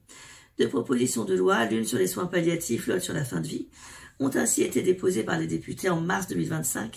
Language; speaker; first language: French; native; French